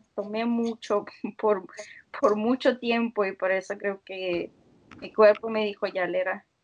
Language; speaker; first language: Spanish; non-native, fluent; Russian